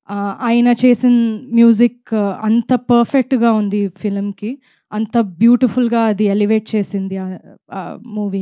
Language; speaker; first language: Telugu; non-native, fluent; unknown